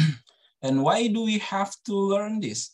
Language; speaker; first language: English; non-native, fluent; Indonesian